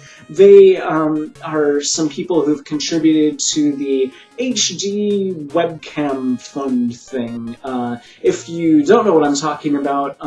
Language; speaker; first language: English; native; English